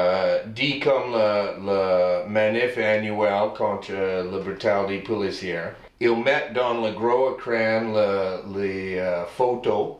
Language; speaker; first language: French; non-native, learner; English